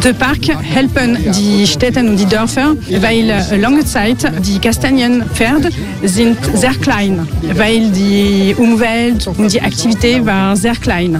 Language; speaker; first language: French; non-native, learner; German